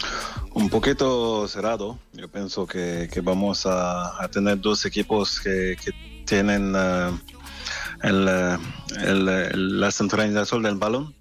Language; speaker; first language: Spanish; non-native, fluent; French